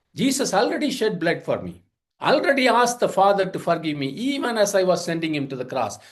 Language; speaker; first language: English; non-native, local second language; Tamil